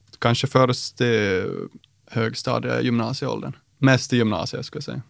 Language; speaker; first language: Swedish; native; Swedish